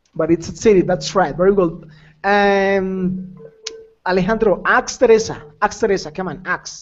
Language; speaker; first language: English; non-native, fluent; Spanish